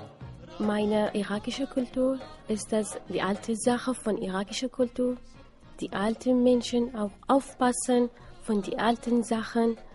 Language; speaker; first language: German; non-native, learner; Assyrian Neo-Aramaic